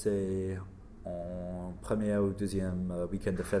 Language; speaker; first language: French; non-native, learner; English